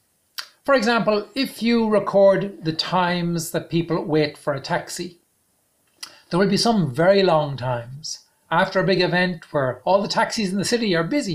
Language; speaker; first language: English; native; English